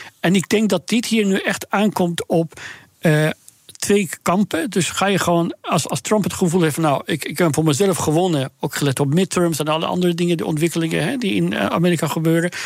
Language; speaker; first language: Dutch; non-native, fluent; Persian